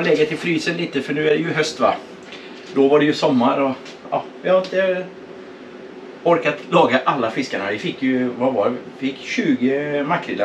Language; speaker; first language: Swedish; native; Swedish